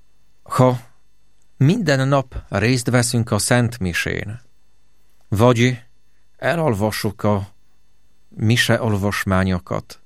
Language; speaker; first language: Hungarian; non-native, fluent; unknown